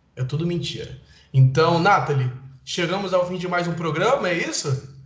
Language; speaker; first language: Portuguese; native; Portuguese